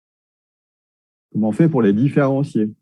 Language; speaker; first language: French; native; French